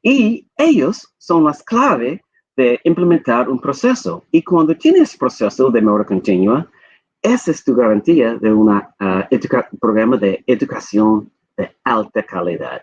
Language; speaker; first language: Spanish; non-native, fluent; English